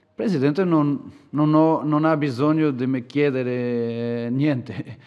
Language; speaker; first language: Italian; non-native, fluent; Portuguese